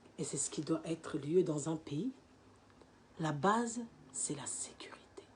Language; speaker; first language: French; native; French